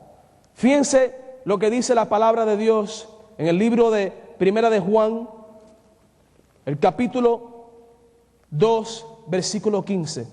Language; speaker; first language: Spanish; native; Spanish